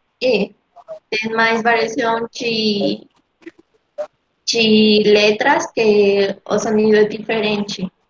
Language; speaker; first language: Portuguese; non-native, learner; Spanish